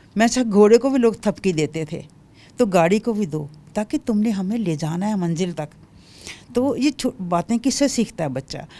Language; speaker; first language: Hindi; non-native, local second language; Dogri